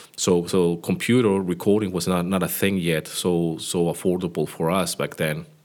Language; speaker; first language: English; non-native, fluent; Greek